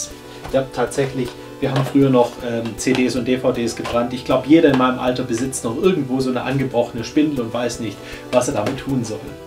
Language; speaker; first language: German; native; German